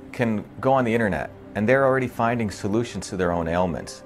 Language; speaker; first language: English; non-native, local second language; Tamil